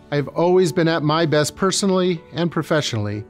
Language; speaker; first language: English; native; English